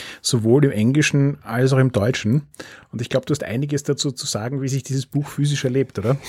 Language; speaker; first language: German; native; German